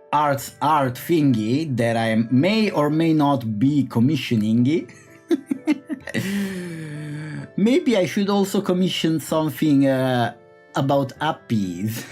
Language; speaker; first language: English; non-native, fluent; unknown